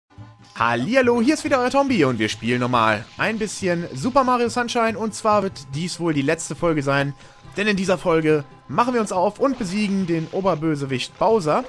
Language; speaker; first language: German; native; German